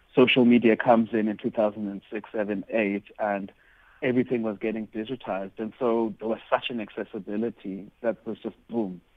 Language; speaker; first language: English; non-native, local second language; Xhosa